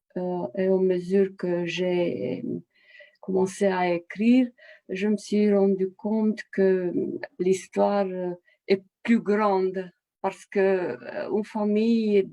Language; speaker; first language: French; non-native, fluent; Romanian